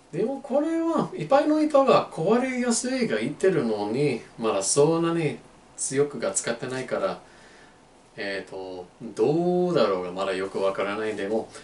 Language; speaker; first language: Japanese; non-native, learner; English